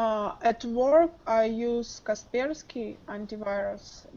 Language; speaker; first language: English; non-native, learner; Russian